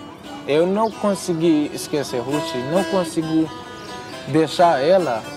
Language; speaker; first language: Portuguese; non-native, fluent; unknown